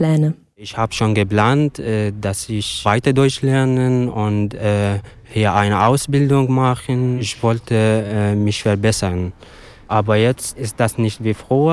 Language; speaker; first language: German; non-native, learner; Arabic